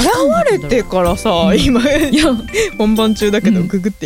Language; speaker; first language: Japanese; native; Japanese